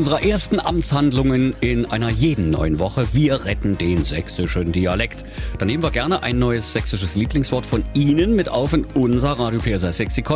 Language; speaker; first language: German; native; German